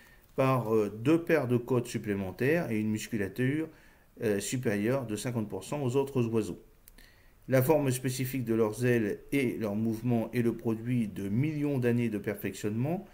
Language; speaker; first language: French; native; French